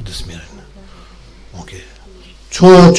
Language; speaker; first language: Russian; non-native, learner; Tibetan